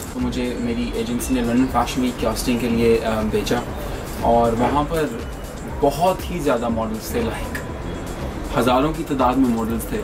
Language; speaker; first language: Urdu; non-native, local second language; Punjabi